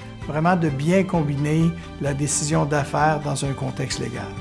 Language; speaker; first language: French; native; French